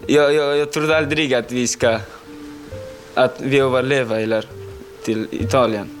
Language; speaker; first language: Swedish; non-native, learner; Pashto